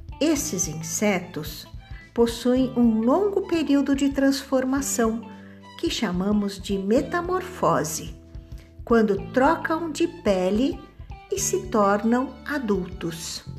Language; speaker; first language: Portuguese; native; Portuguese